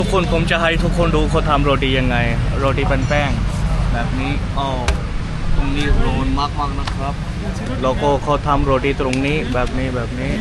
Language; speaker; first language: Thai; non-native, fluent; Urdu